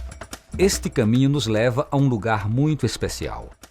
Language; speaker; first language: Portuguese; native; Portuguese